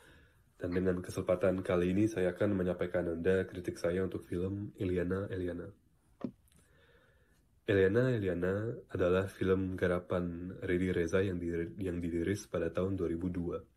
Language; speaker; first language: Indonesian; non-native, fluent; French